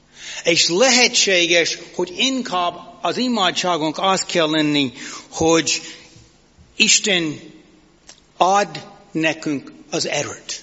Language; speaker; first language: Hungarian; non-native, fluent; English